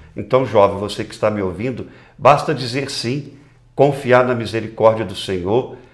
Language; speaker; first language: Portuguese; native; Portuguese